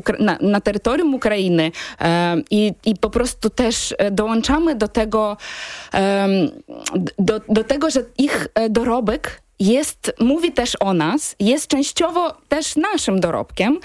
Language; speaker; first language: Polish; non-native, fluent; Ukrainian